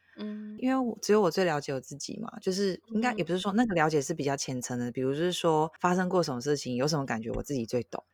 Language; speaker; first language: Chinese; native; Chinese